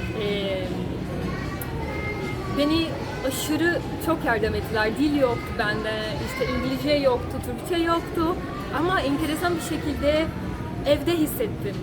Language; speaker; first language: Turkish; non-native, fluent; Portuguese